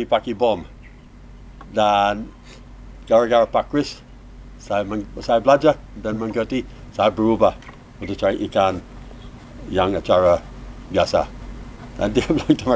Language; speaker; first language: Indonesian; non-native, learner; English